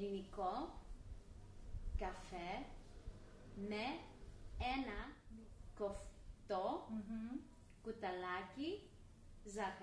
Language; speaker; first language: Greek; early bilingual, heritage; English